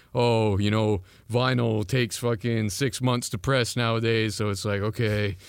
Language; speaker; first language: English; non-native, fluent; French